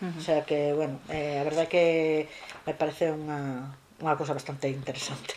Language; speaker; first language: Galician; native; Galician